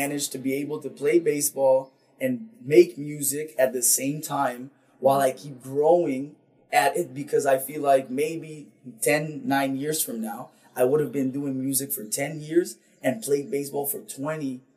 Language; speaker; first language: English; non-native, fluent; Papiamento